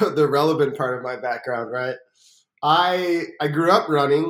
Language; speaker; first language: English; native; English